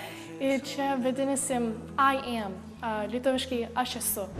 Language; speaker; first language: Lithuanian; early bilingual, heritage; English